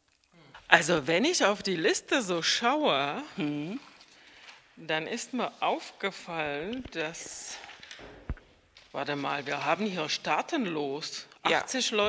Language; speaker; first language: German; non-native, fluent; Czech